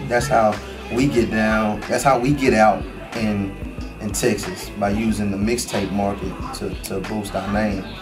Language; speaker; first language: English; native; English